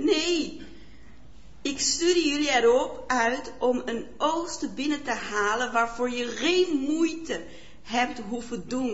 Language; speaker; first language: Dutch; non-native, fluent; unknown